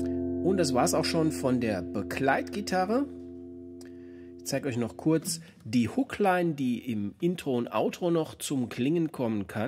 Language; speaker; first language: German; native; German